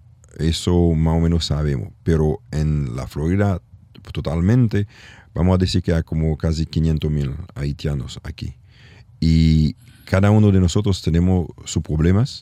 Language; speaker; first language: Spanish; non-native, learner; French